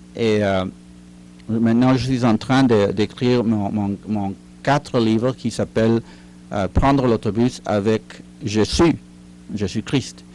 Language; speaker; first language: French; non-native, fluent; Spanish